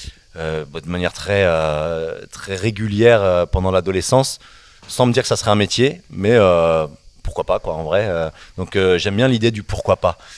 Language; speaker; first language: French; native; French